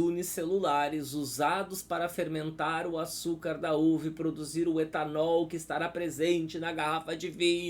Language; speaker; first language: Portuguese; native; Portuguese